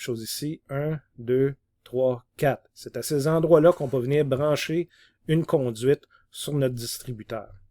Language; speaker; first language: French; native; French